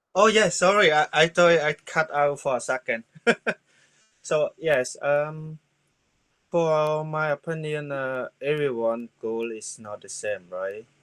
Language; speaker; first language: English; non-native, learner; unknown